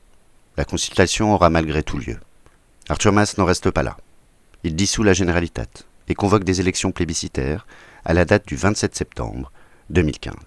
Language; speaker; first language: French; native; French